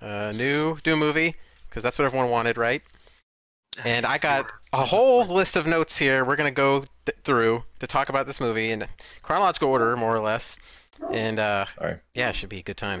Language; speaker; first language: English; native; English